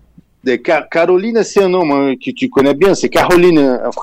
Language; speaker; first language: French; non-native, fluent; Portuguese